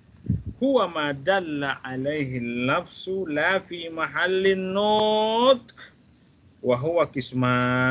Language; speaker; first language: Arabic; non-native, fluent; Malay